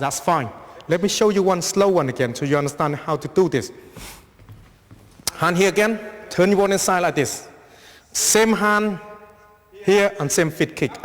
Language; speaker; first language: English; non-native, fluent; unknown